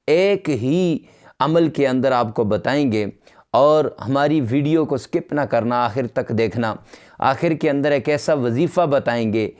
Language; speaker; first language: Urdu; native; Urdu